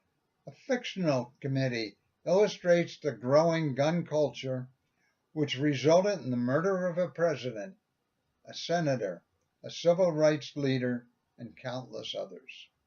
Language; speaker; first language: English; native; English